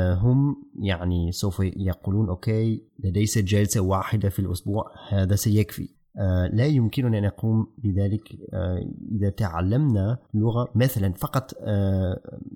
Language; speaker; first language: Arabic; non-native, fluent; German